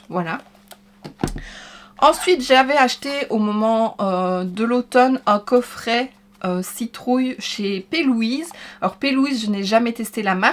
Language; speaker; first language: French; native; French